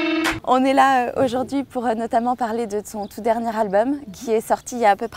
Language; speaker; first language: French; native; French